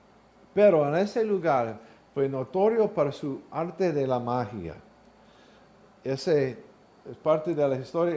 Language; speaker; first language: Spanish; non-native, learner; English